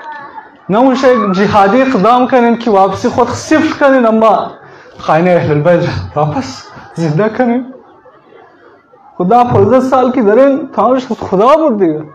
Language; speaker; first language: Persian; native; Persian